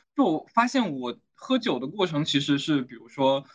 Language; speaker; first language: Chinese; native; Chinese